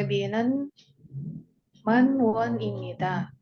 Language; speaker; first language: Korean; non-native, learner; Indonesian